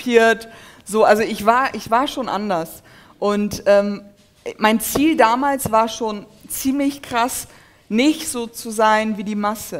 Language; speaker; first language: German; early bilingual, other home language; Turkish